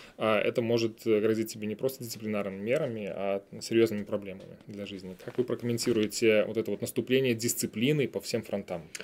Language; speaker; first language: Russian; native; Russian